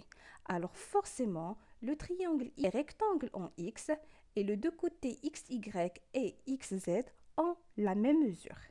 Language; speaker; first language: French; non-native, local second language; Arabic